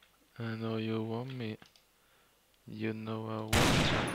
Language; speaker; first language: English; non-native, learner; Spanish